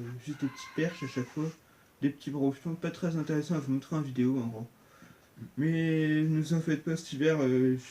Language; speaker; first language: French; native; French